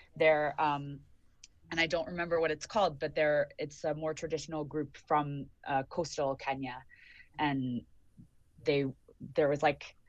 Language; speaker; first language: English; native; English